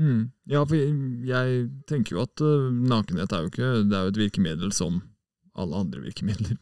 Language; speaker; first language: Norwegian; native; Norwegian